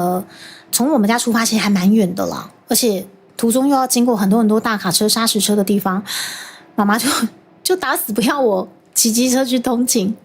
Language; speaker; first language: Chinese; native; Chinese